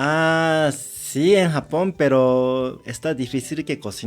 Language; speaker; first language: Spanish; non-native, learner; Japanese